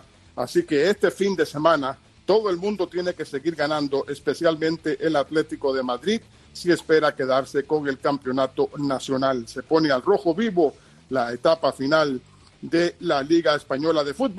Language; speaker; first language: Spanish; native; Spanish